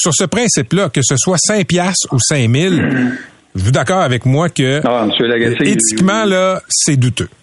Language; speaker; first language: French; native; French